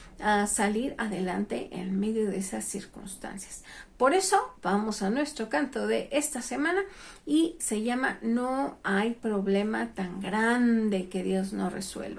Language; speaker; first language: Spanish; native; Spanish